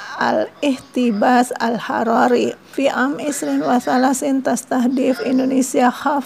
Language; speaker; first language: Arabic; non-native, fluent; Indonesian